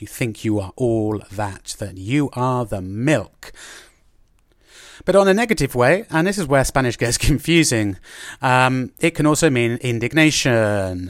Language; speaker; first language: English; native; English